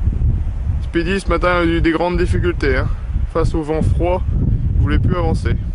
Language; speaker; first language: French; native; French